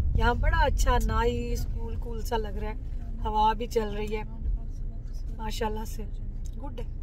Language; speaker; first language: Urdu; non-native, local second language; Punjabi